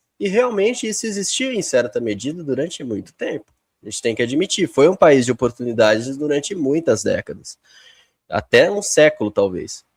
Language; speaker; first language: Portuguese; native; Portuguese